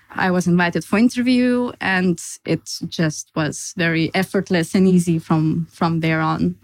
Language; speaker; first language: English; non-native, fluent; Lithuanian